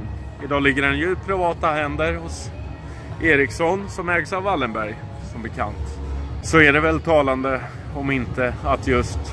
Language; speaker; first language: Swedish; native; Swedish